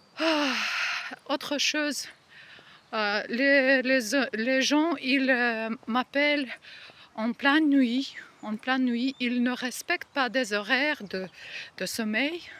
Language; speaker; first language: French; non-native, learner; Ukrainian